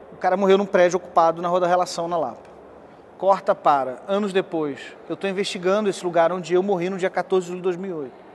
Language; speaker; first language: Portuguese; native; Portuguese